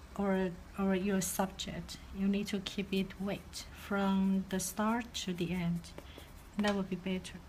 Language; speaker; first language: English; non-native, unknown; Chinese